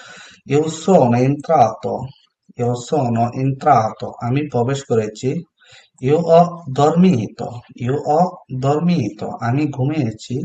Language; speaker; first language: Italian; non-native, fluent; Bangla